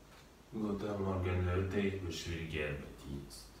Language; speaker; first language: German; non-native, learner; Russian